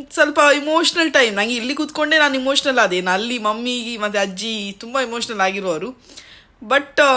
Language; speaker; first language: Kannada; native; Kannada